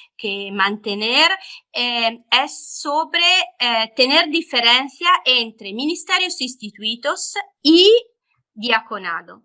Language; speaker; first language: Spanish; non-native, fluent; Italian